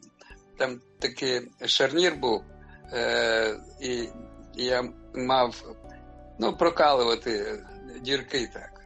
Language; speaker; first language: Ukrainian; non-native, local second language; Russian